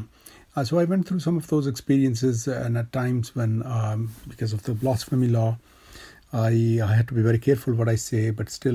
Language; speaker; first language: English; non-native, local second language; Urdu